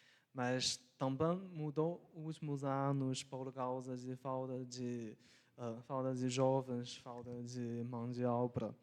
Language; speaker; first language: Portuguese; non-native, local second language; Chinese